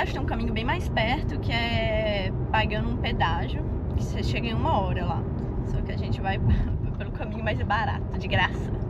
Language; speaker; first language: Portuguese; native; Portuguese